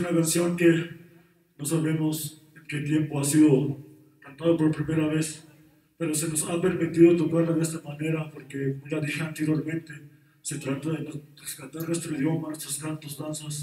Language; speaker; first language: Spanish; non-native, local second language; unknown